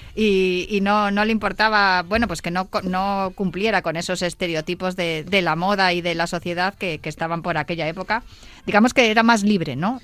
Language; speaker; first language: Spanish; native; Spanish